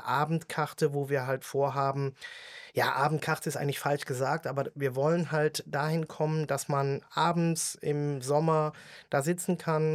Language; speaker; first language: German; native; German